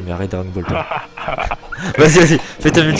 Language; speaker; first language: French; native; French